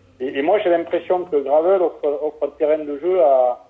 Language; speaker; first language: French; native; French